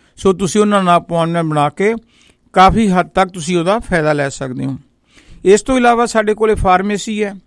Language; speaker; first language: Punjabi; native; Punjabi